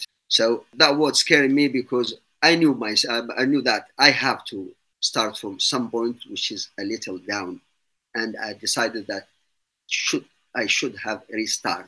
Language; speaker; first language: English; non-native, fluent; Arabic